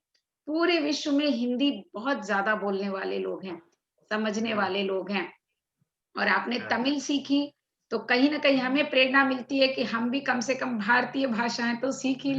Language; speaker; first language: Hindi; native; Hindi